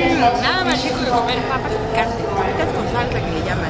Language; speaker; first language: Spanish; native; Spanish